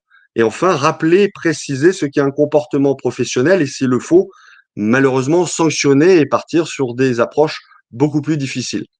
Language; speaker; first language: French; native; French